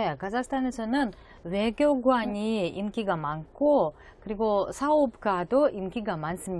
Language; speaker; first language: Korean; non-native, fluent; Russian